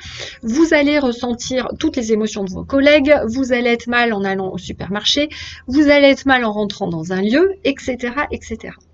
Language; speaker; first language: French; native; French